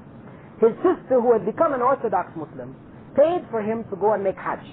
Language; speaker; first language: English; native; English